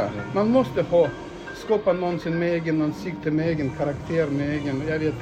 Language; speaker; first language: Swedish; non-native, fluent; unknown